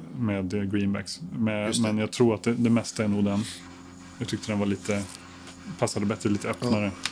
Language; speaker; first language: Swedish; native; Swedish